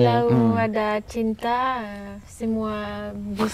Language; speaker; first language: Indonesian; non-native, learner; French